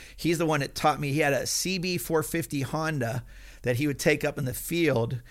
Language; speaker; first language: English; native; English